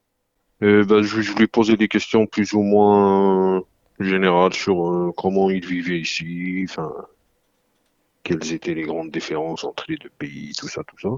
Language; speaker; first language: French; non-native, local second language; Arabic